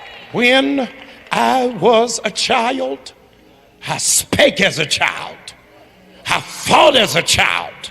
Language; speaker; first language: English; native; English